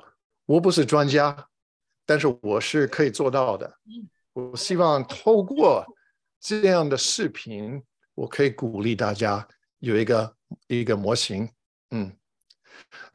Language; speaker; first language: Chinese; non-native, fluent; English